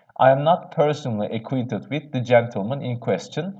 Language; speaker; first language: English; non-native, fluent; Turkish